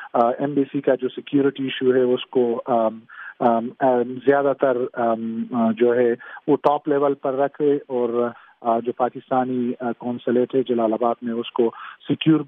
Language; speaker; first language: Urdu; non-native, fluent; Pashto